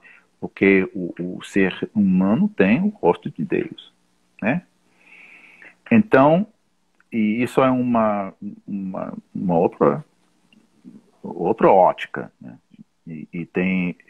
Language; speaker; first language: Portuguese; non-native, fluent; English